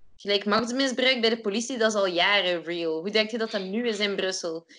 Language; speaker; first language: Dutch; native; Dutch